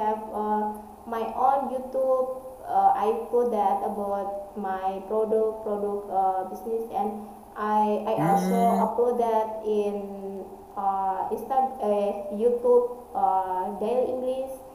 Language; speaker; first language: English; non-native, learner; Indonesian